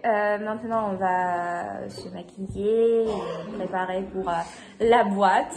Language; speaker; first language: French; non-native, fluent; Russian